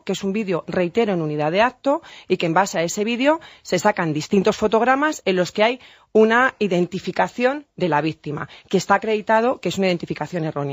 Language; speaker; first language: Spanish; native; Spanish